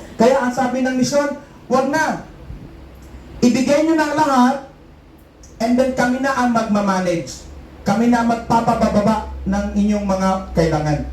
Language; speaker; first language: Filipino; non-native, local second language; Cebuano